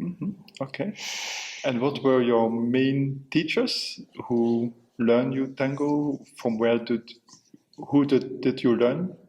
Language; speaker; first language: English; non-native, fluent; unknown